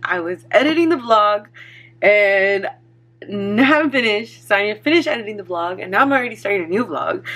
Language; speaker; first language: English; early bilingual, other home language; Spanish